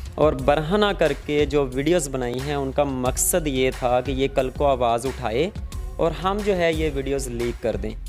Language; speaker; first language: Urdu; non-native, local second language; Punjabi